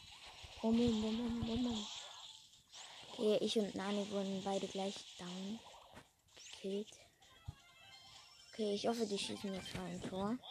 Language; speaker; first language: German; native; German